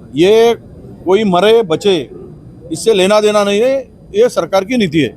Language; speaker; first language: Hindi; non-native, local second language; Marathi